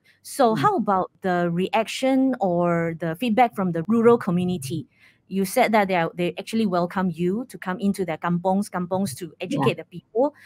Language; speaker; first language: English; non-native, local second language; Chinese